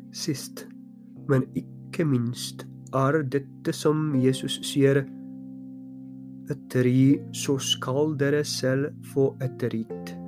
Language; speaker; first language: Norwegian; non-native, fluent; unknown